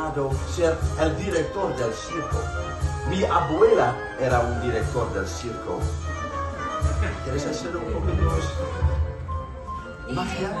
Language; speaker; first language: Spanish; non-native, fluent; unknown